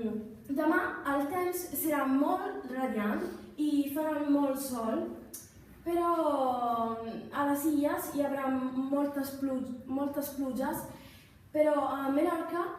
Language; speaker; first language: Catalan; non-native, learner; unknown